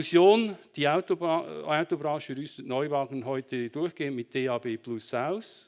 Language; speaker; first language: German; native; German